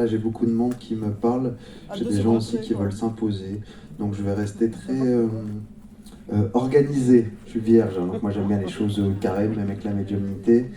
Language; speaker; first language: French; native; French